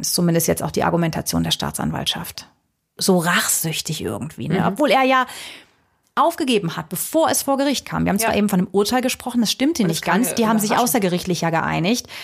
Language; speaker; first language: German; native; German